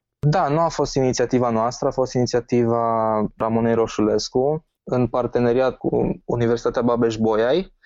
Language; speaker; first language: Romanian; native; Romanian